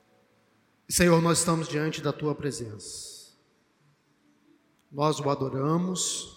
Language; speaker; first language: Portuguese; native; Portuguese